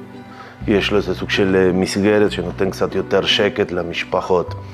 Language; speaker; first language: Hebrew; native; Hebrew